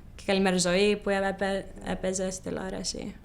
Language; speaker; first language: Greek; early bilingual, heritage; Greek